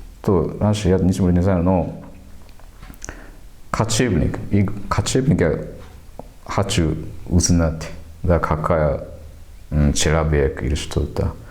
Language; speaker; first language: Russian; non-native, learner; Japanese